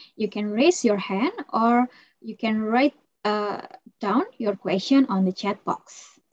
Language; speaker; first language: English; non-native, fluent; Indonesian